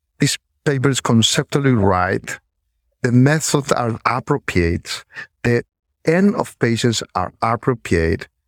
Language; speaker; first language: English; non-native, fluent; Spanish